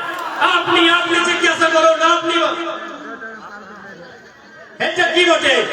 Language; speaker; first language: Bangla; non-native, local second language; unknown